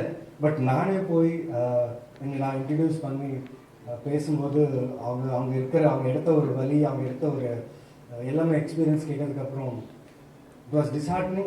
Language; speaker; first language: Tamil; non-native, fluent; Telugu